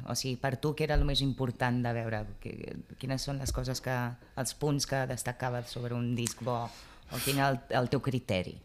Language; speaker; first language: Catalan; non-native, local second language; Spanish